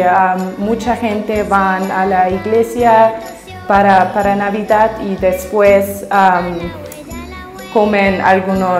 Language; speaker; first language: Spanish; non-native, learner; German